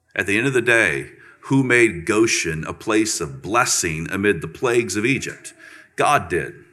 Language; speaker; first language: English; native; English